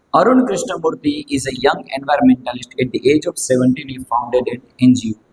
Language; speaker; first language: English; non-native, local second language; Gujarati